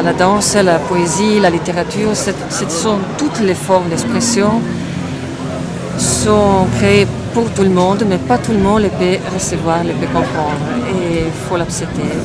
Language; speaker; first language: French; non-native, fluent; Italian